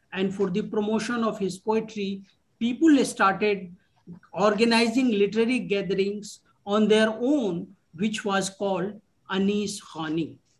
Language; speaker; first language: English; non-native, local second language; Urdu